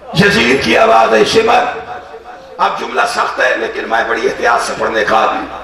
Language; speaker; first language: Urdu; non-native, local second language; Punjabi